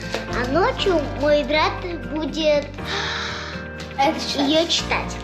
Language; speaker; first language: Russian; native; Russian